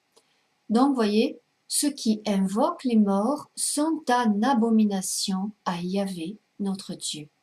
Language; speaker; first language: French; native; French